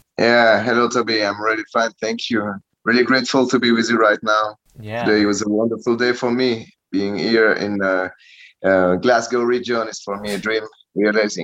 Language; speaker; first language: English; non-native, learner; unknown